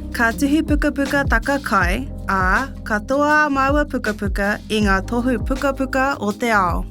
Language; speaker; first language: Māori; non-native, local second language; English